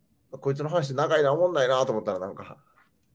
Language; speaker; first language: Japanese; native; Japanese